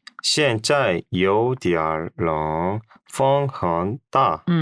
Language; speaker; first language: Chinese; non-native, learner; Korean